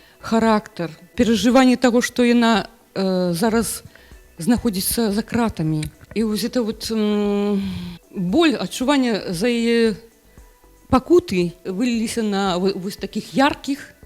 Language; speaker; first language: Belarusian; non-native, local second language; Russian